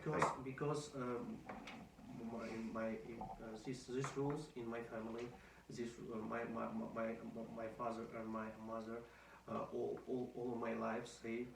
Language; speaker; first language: English; non-native, learner; Russian